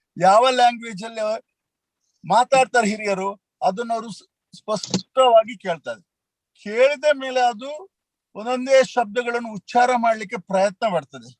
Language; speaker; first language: Kannada; native; Kannada